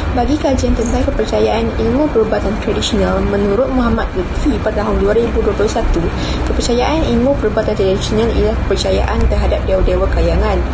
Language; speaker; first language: Malay; native; Malay